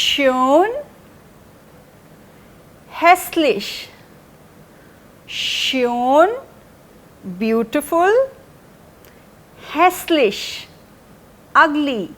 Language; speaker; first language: German; non-native, fluent; Hindi